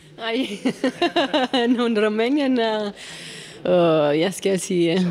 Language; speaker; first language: Danish; non-native, learner; Romanian